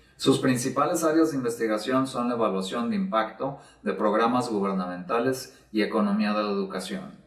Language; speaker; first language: Spanish; native; Spanish